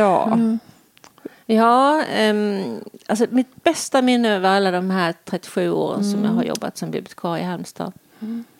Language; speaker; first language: Swedish; native; Swedish